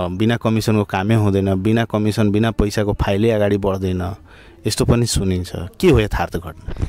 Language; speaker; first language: Nepali; non-native, local second language; Bhojpuri